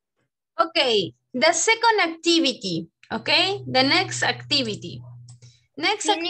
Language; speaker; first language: English; non-native, fluent; Spanish